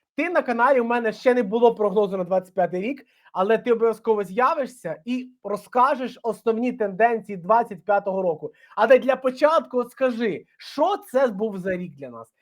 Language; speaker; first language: Ukrainian; native; Ukrainian